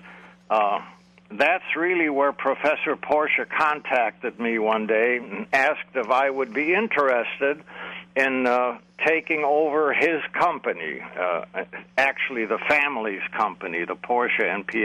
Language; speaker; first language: English; native; English